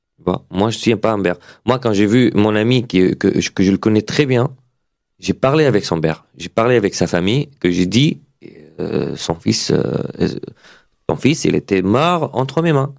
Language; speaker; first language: French; non-native, fluent; Arabic